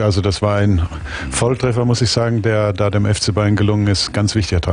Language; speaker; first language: German; native; German